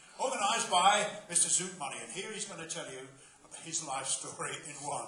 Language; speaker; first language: English; native; English